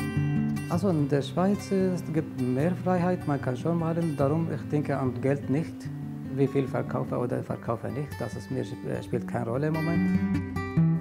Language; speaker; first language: German; non-native, learner; Arabic